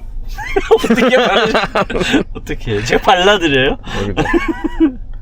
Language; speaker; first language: Korean; native; Korean